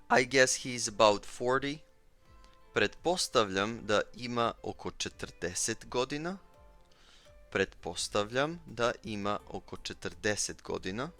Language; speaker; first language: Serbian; native; Serbian